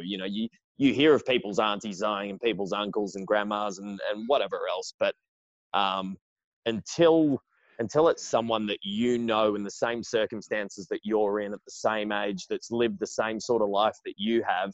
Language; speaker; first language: English; native; English